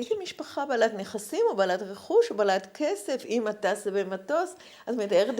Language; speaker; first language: Hebrew; native; Hebrew